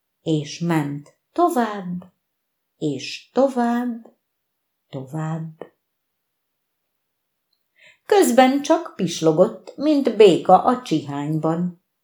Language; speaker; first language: Hungarian; native; Hungarian